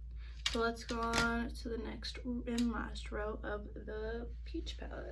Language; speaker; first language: English; native; English